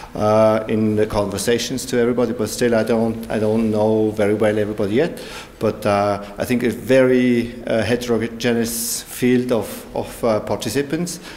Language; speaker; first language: English; non-native, fluent; German